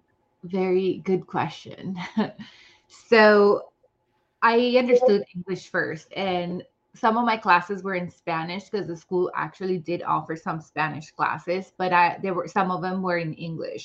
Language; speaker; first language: English; non-native, fluent; Spanish